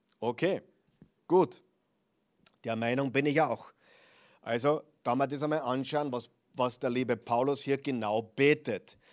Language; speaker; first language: German; non-native, fluent; English